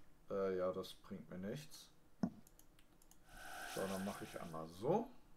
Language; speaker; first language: German; native; German